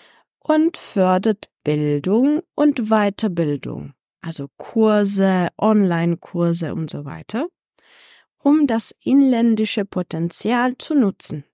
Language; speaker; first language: German; non-native, fluent; Czech